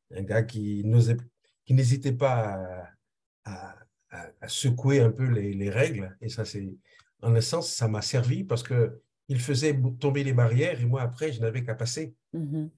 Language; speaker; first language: French; non-native, local second language; Haitian Creole